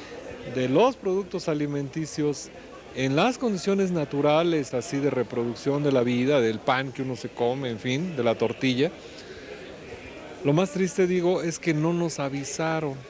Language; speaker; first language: Spanish; native; Spanish